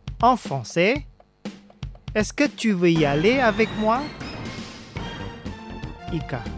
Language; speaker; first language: French; non-native, fluent; Indonesian